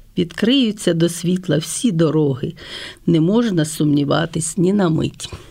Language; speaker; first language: Ukrainian; non-native, local second language; Russian